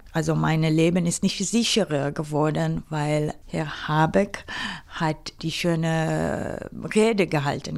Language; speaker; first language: German; non-native, fluent; Hebrew